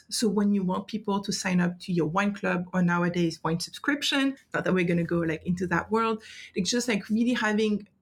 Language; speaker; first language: English; non-native, fluent; French